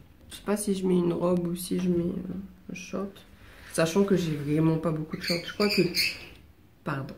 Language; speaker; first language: French; native; French